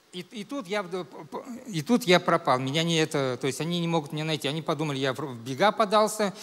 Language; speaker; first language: Russian; native; Russian